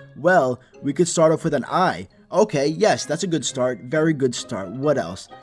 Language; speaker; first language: English; early bilingual, other home language; Greek